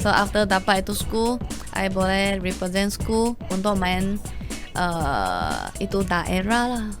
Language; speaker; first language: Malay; non-native, local second language; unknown